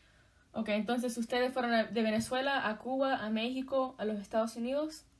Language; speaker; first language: Spanish; early bilingual, heritage; Spanish